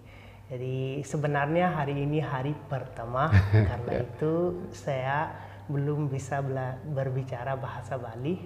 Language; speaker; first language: Indonesian; non-native, fluent; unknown